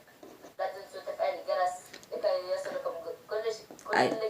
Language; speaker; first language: Arabic; early bilingual, other home language; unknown